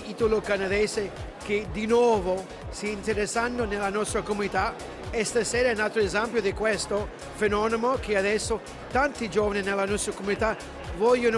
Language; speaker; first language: Italian; early bilingual, heritage; English